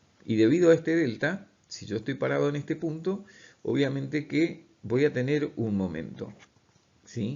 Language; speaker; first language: Spanish; native; Spanish